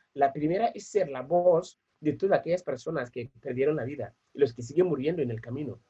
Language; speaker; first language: Spanish; non-native, fluent; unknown